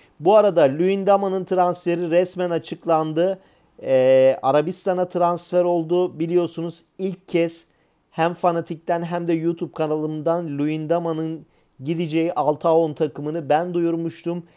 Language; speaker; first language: Turkish; native; Turkish